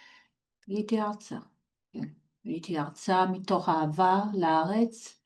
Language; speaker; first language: Hebrew; non-native, fluent; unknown